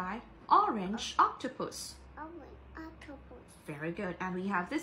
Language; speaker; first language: English; non-native, fluent; Thai